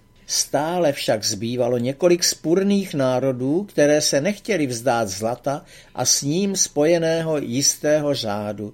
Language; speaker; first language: Czech; native; Czech